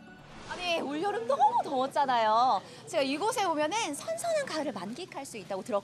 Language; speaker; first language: Korean; native; Korean